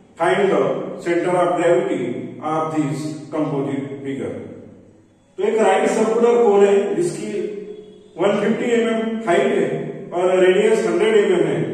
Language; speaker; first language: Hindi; non-native, local second language; Marathi